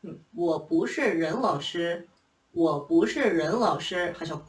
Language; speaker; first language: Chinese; non-native, fluent; Korean